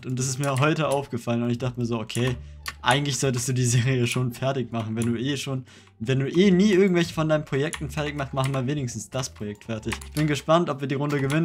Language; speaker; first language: German; native; German